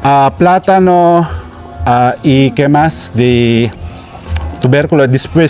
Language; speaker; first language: Spanish; non-native, learner; Filipino